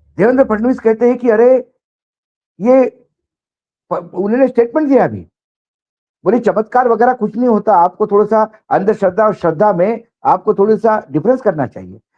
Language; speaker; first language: Hindi; non-native, local second language; Marathi